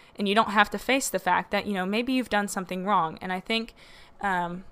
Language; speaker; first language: English; native; English